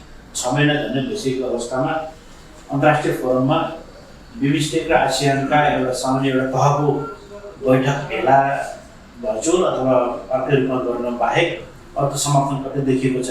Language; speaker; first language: Nepali; native; Nepali